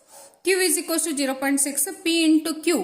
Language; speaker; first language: English; non-native, local second language; Kannada